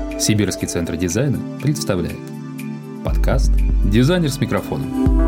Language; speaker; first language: Russian; native; Russian